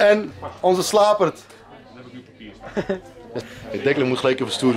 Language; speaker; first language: Dutch; native; Dutch